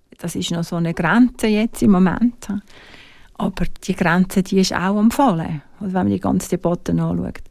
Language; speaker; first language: German; native; German